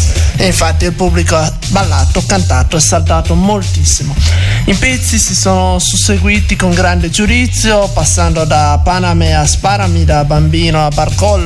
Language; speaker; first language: Italian; native; Italian